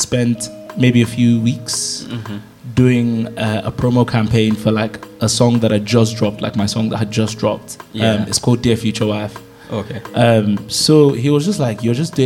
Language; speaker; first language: English; non-native, local second language; Yoruba